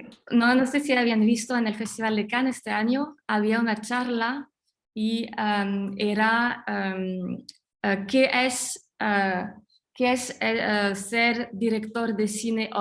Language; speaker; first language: Spanish; non-native, fluent; French